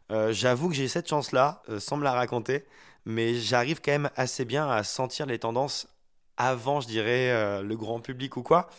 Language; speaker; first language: French; native; French